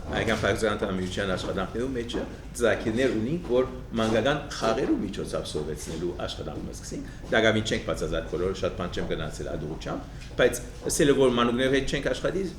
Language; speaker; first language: Armenian; early bilingual, heritage; Armenian